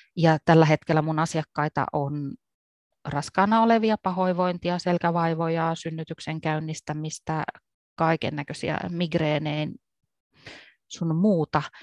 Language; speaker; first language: Finnish; native; Finnish